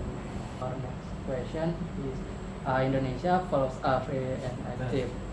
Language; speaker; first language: English; non-native, learner; Indonesian